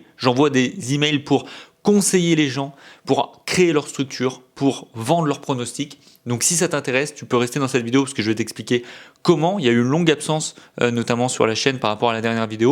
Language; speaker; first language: French; native; French